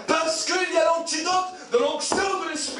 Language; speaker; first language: French; native; French